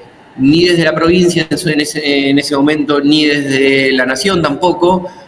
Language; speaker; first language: Spanish; native; Spanish